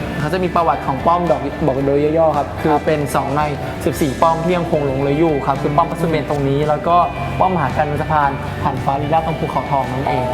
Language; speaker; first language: Thai; native; Thai